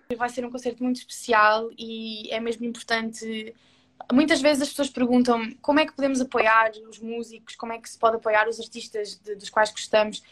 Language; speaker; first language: Portuguese; native; Portuguese